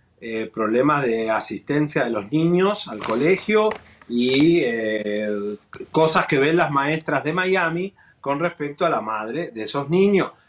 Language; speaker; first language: Spanish; native; Spanish